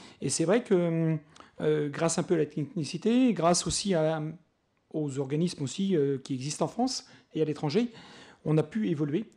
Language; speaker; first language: French; native; French